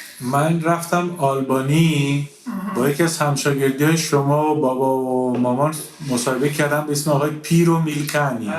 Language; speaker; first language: Persian; native; Persian